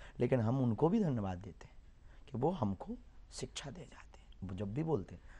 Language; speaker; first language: Hindi; native; Hindi